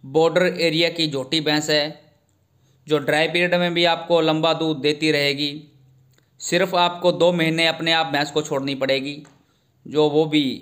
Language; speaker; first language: Hindi; native; Hindi